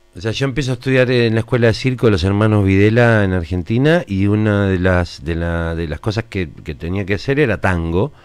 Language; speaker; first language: Spanish; native; Spanish